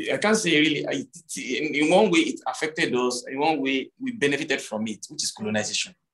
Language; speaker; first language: English; non-native, local second language; Yoruba